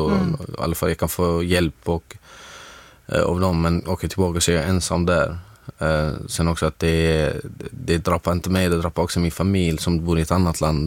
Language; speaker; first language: Swedish; non-native, fluent; Arabic